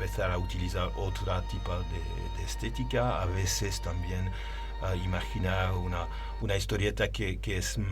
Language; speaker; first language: Spanish; non-native, learner; French